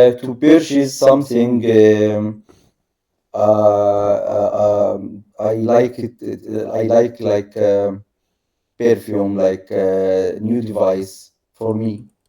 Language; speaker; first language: English; non-native, learner; Arabic